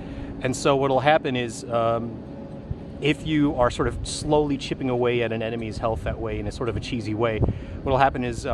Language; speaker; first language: English; native; English